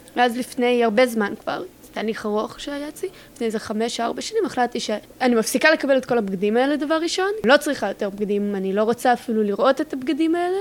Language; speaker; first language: Hebrew; native; Hebrew